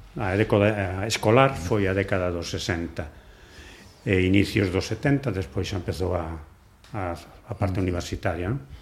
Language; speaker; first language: Galician; non-native, local second language; Spanish